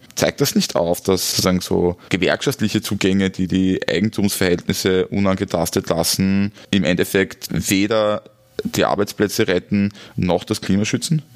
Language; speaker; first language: German; native; German